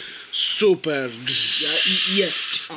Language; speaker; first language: Russian; early bilingual, heritage; Russian